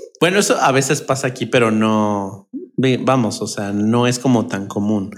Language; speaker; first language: Spanish; native; Spanish